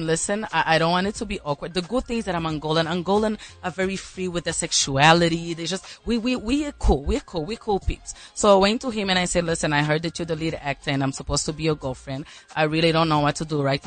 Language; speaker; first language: English; non-native, fluent; Portuguese